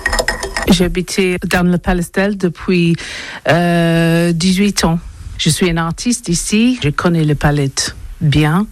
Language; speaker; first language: French; non-native, learner; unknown